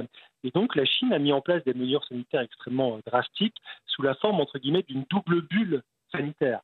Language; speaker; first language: French; native; French